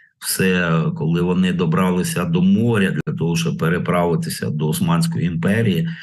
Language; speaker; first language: Ukrainian; native; Ukrainian